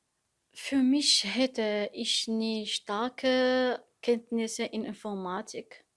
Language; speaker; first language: German; non-native, learner; Arabic